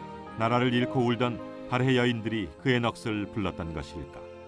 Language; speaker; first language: Korean; native; Korean